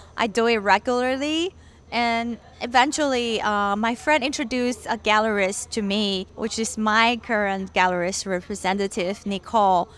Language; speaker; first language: English; non-native, fluent; Chinese